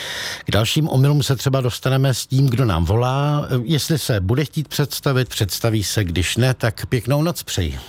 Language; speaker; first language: Czech; native; Czech